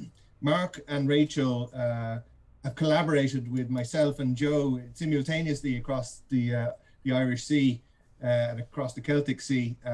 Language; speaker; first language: English; native; English